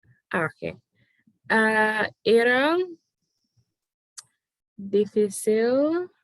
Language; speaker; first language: Spanish; non-native, learner; English